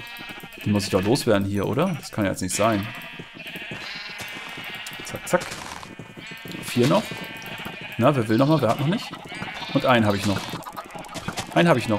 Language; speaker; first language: German; native; German